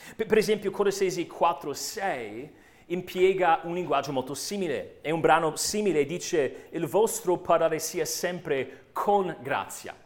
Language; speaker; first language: Italian; non-native, fluent; English